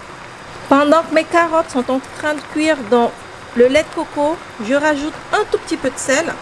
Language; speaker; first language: French; native; French